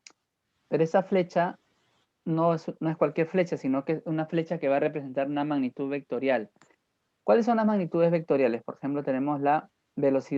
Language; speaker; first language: Spanish; native; Spanish